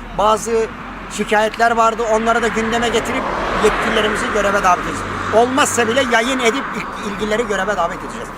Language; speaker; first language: Turkish; native; Turkish